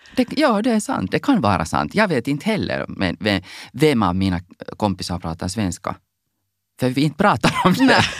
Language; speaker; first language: Swedish; non-native, local second language; Finnish